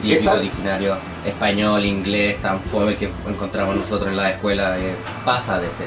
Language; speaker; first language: Spanish; native; Spanish